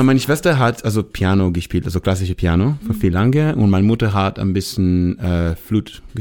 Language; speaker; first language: German; non-native, learner; Hebrew